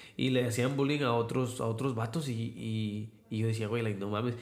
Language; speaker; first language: Spanish; native; Spanish